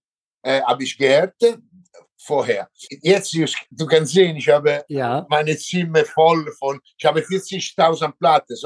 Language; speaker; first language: German; non-native, learner; Italian